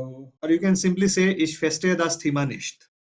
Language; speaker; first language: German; non-native, fluent; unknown